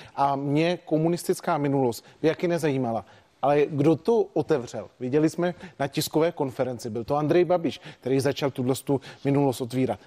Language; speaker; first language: Czech; native; Czech